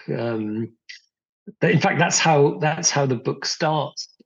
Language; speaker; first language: English; native; English